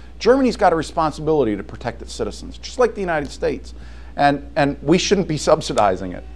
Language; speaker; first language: English; native; English